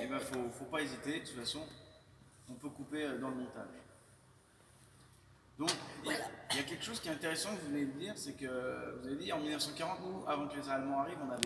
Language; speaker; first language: French; native; French